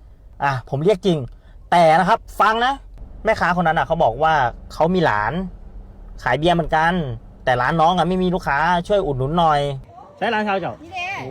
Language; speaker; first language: Thai; native; Thai